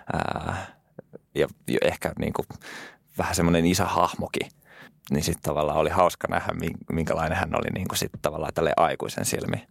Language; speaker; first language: Finnish; early bilingual, other home language; French